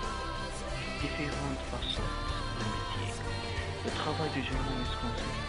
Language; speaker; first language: French; non-native, learner; Arabic